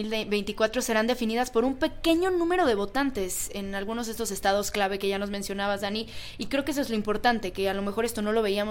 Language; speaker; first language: Spanish; native; Spanish